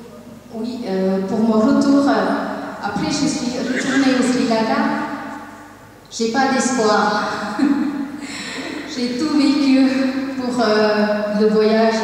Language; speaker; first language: French; non-native, learner; Tamil